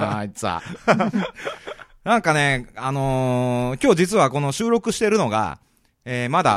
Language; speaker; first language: Japanese; native; Japanese